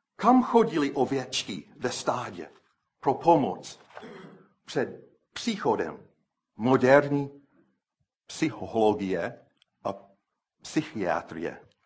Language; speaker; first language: Czech; non-native, fluent; English